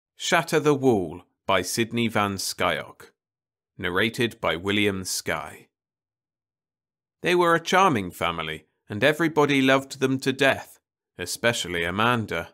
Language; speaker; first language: English; native; English